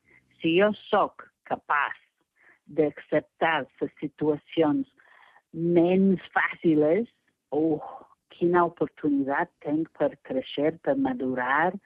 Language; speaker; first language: Catalan; non-native, fluent; English